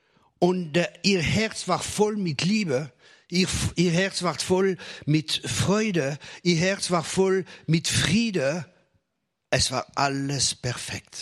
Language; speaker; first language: German; non-native, fluent; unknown